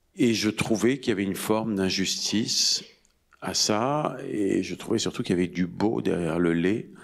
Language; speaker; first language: French; native; French